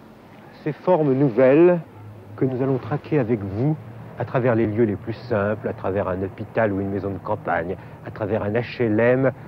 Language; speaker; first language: French; native; French